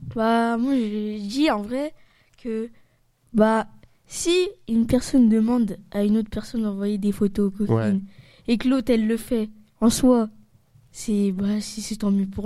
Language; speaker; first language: French; native; French